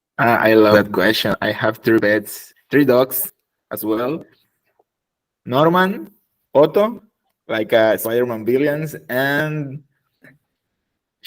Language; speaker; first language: English; non-native, learner; Spanish